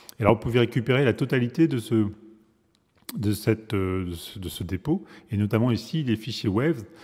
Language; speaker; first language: French; native; French